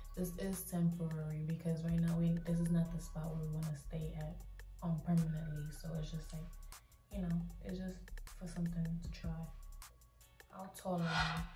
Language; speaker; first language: English; native; English